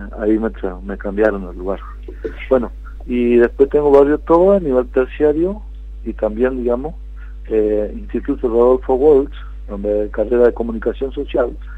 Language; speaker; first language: Spanish; non-native, local second language; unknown